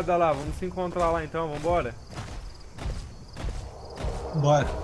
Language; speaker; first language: Portuguese; native; Portuguese